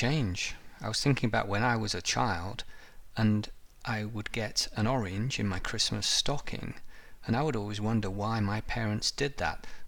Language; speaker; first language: English; native; English